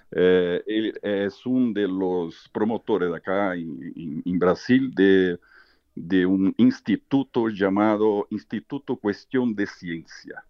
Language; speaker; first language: Spanish; early bilingual, heritage; Portuguese